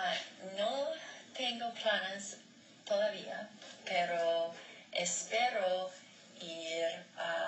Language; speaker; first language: Spanish; non-native, learner; English